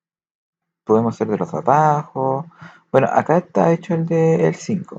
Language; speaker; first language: Spanish; native; Spanish